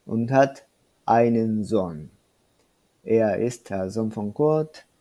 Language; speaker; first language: German; non-native, fluent; Spanish